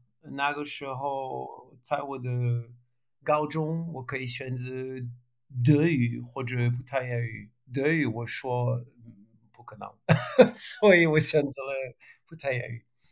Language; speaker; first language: Chinese; non-native, learner; French